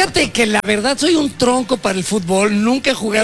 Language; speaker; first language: Spanish; native; Spanish